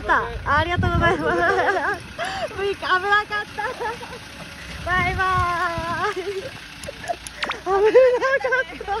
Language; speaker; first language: Japanese; native; Japanese